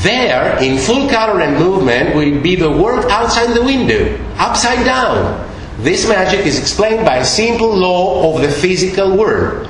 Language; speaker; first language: English; non-native, fluent; Greek